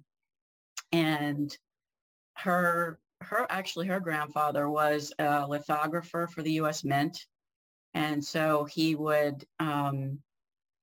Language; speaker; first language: English; native; English